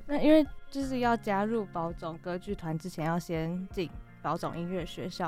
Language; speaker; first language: Chinese; native; Chinese